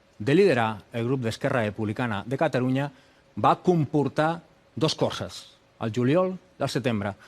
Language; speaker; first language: Catalan; non-native, local second language; Spanish